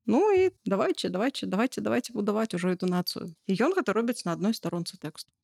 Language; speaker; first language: Belarusian; native; Belarusian